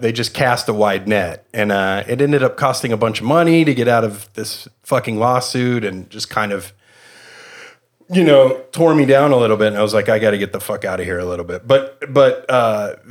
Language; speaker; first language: English; native; English